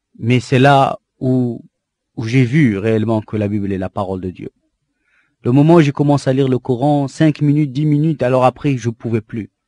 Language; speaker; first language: French; non-native, local second language; Arabic